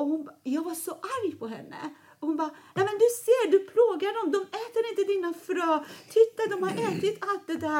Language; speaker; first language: Swedish; non-native, fluent; Persian